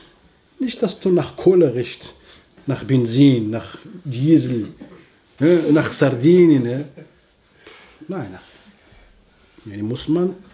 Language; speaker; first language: German; non-native, learner; Arabic